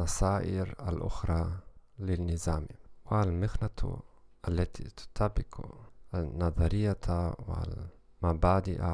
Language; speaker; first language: Arabic; non-native, learner; German